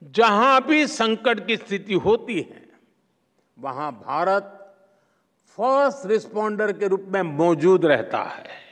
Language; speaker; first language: Hindi; non-native, local second language; Gujarati